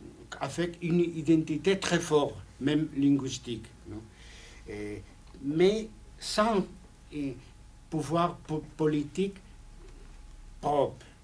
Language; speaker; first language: French; non-native, fluent; Spanish